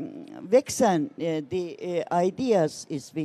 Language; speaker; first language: German; non-native, learner; Turkish